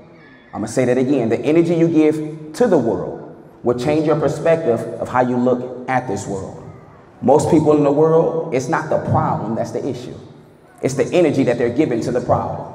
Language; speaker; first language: English; native; English